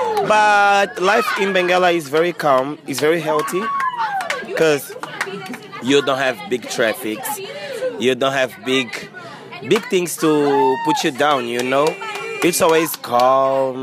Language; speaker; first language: English; non-native, fluent; Portuguese